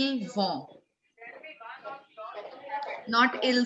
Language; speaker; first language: French; non-native, fluent; Hindi